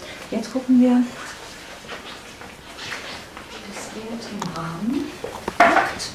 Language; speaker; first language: German; non-native, fluent; Polish